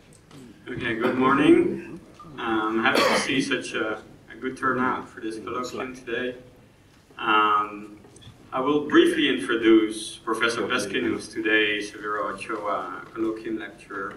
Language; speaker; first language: English; non-native, fluent; Spanish